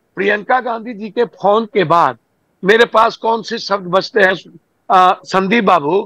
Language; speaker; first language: Hindi; native; Hindi